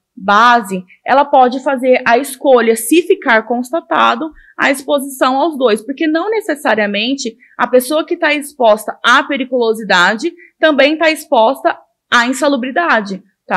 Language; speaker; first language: Portuguese; native; Portuguese